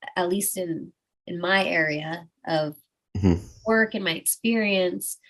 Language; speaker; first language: English; native; English